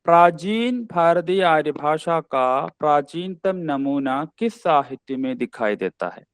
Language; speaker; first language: Hindi; non-native, local second language; Malayalam